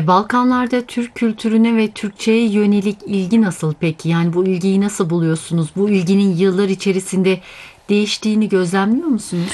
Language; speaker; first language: Turkish; native; Turkish